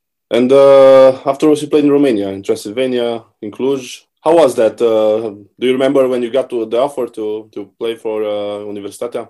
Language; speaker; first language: English; non-native, fluent; Romanian